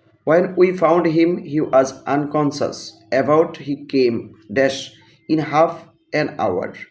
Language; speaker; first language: English; non-native, local second language; Bangla